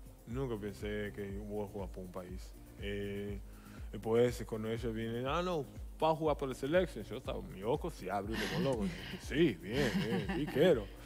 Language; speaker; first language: Spanish; non-native, learner; English